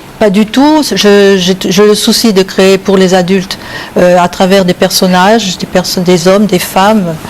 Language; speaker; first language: French; native; French